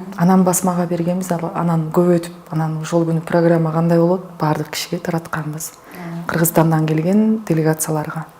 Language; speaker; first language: Kyrgyz; native; Kyrgyz